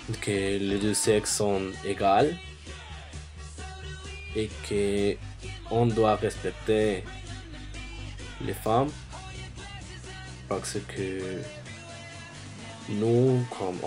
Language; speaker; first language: French; non-native, learner; Spanish